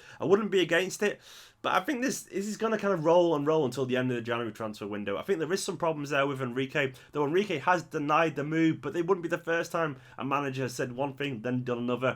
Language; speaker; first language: English; native; English